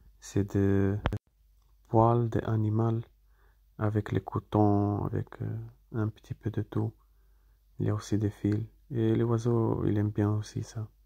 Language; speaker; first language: French; non-native, fluent; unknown